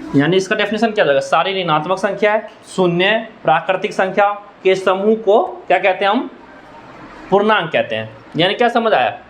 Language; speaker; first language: Hindi; native; Hindi